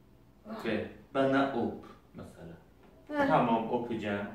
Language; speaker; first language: Turkish; non-native, learner; Azerbaijani